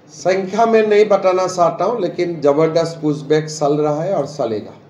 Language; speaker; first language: Hindi; non-native, local second language; Assamese